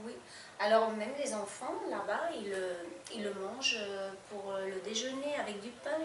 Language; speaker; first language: French; non-native, fluent; Spanish